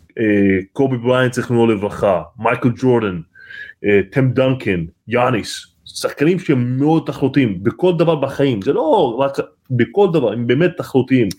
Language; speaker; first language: Hebrew; non-native, local second language; Arabic